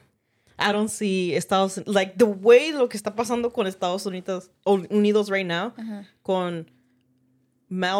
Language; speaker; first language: Spanish; early bilingual, heritage; Spanish